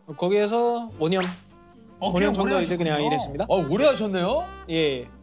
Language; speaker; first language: Korean; non-native, fluent; Spanish